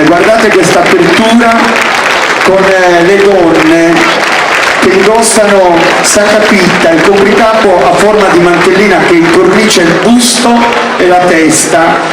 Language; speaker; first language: Italian; native; Italian